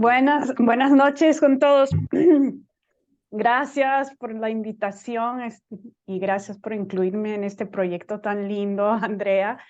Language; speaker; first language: Spanish; non-native, fluent; English